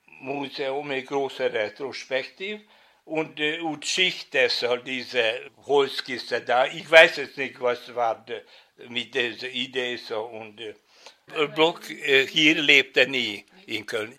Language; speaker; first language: German; non-native, fluent; Hungarian